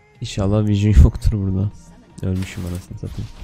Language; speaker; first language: Turkish; native; Turkish